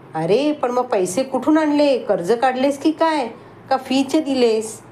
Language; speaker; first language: Hindi; non-native, local second language; Marathi